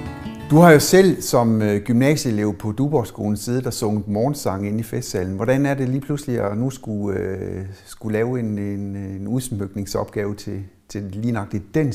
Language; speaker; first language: Danish; native; Danish